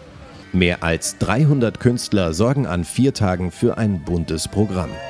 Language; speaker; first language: German; native; German